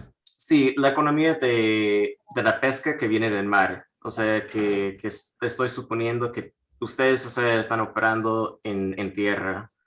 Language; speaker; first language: Spanish; non-native, fluent; English